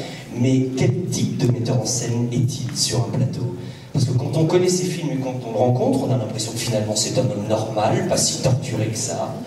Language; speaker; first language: French; native; French